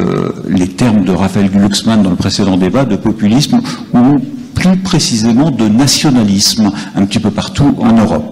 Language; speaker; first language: French; native; French